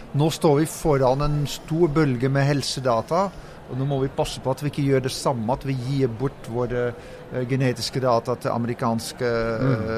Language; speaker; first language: Norwegian; non-native, fluent; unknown